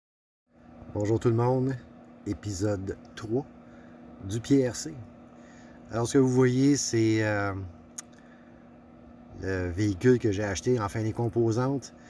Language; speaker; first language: French; native; French